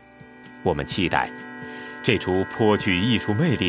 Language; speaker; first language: Chinese; native; Chinese